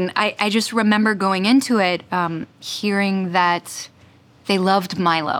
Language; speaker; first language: English; native; English